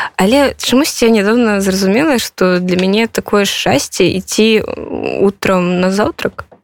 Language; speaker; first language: Belarusian; non-native, local second language; Russian